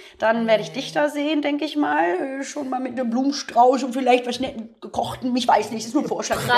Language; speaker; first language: German; native; German